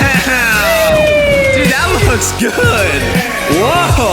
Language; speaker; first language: English; native; English